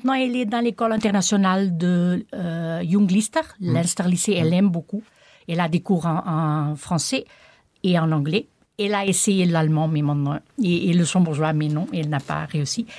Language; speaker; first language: French; non-native, local second language; Portuguese